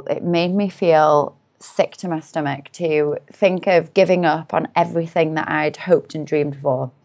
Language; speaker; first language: English; native; English